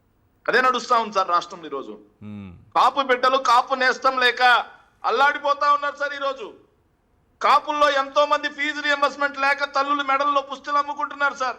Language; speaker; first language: Telugu; native; Telugu